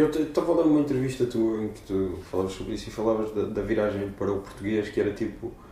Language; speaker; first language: Portuguese; native; Portuguese